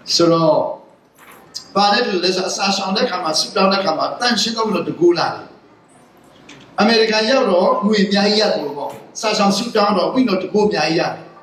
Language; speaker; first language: Burmese; non-native, local second language; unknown